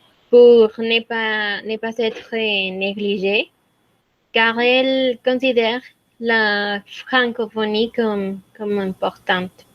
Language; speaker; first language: French; non-native, learner; Spanish